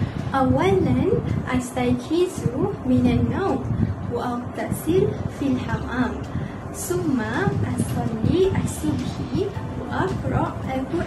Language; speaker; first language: Arabic; non-native, learner; Malay